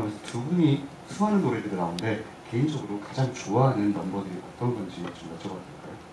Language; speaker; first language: Korean; native; Korean